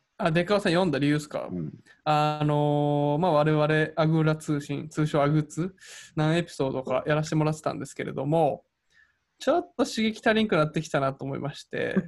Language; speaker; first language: Japanese; native; Japanese